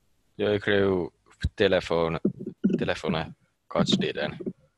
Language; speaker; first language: Russian; non-native, learner; Finnish